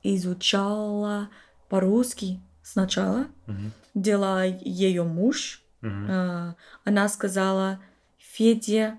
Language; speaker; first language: Russian; non-native, learner; English